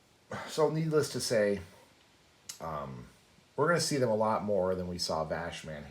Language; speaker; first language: English; native; English